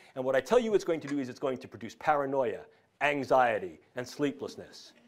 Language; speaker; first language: English; native; English